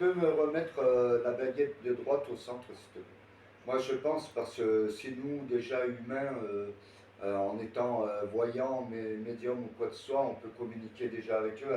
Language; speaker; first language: French; native; French